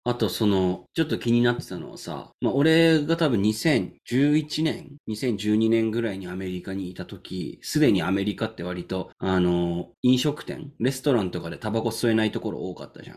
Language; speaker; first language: Japanese; native; Japanese